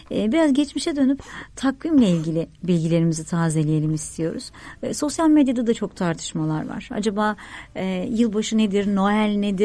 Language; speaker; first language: Turkish; native; Turkish